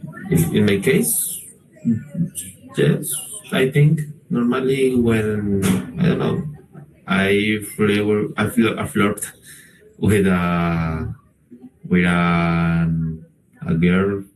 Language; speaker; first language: English; non-native, learner; Spanish